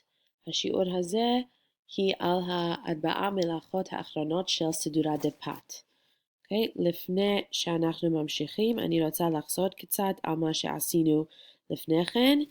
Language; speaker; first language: Hebrew; non-native, fluent; English